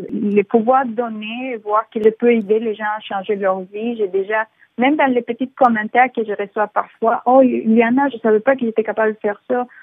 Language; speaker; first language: French; non-native, fluent; Spanish